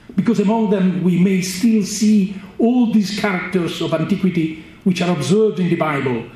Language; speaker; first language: English; non-native, fluent; Italian